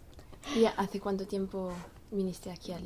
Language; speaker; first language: Spanish; non-native, learner; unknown